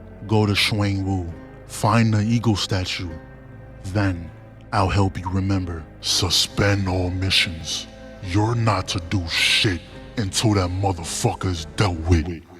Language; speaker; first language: English; native; English